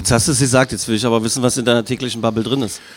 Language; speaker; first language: German; native; German